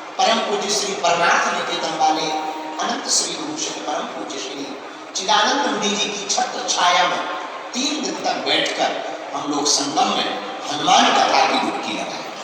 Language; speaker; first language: Hindi; native; Hindi